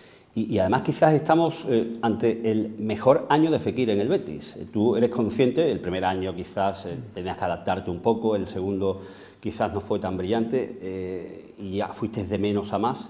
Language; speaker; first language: Spanish; native; Spanish